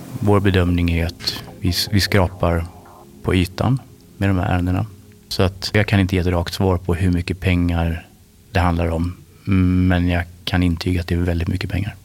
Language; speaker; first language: Swedish; native; Swedish